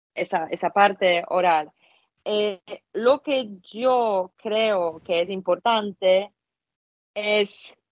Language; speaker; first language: Spanish; non-native, fluent; Polish